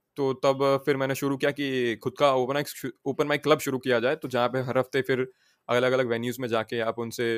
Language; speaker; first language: Hindi; non-native, local second language; Gujarati